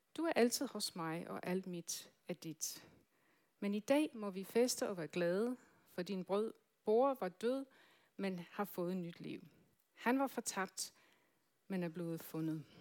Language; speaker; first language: Danish; native; Danish